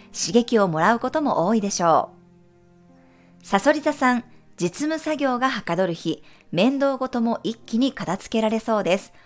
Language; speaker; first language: Japanese; native; Japanese